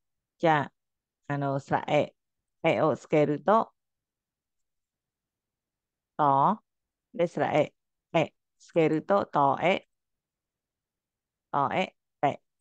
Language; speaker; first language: Japanese; non-native, fluent; Khmer